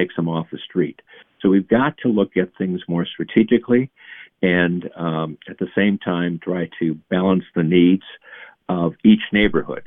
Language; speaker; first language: English; native; English